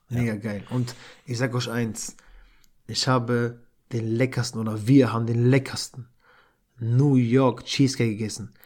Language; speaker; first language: German; early bilingual, other home language; Albanian